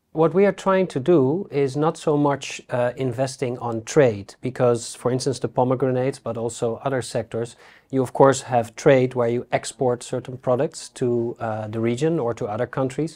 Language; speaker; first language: English; non-native, fluent; Dutch